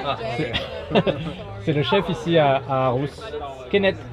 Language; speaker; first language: French; native; French